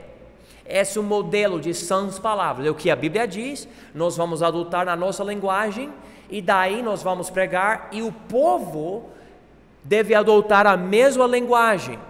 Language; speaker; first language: Portuguese; non-native, fluent; English